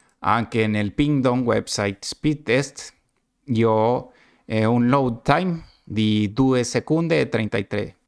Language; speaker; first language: Italian; non-native, learner; Spanish